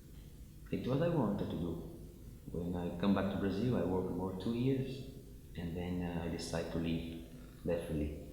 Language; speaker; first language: English; non-native, fluent; Portuguese